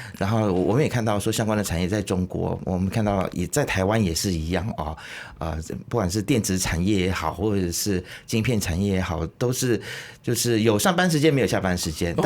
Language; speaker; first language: Chinese; native; Chinese